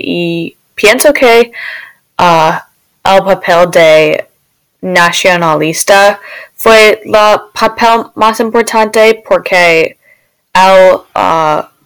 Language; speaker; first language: Spanish; non-native, learner; English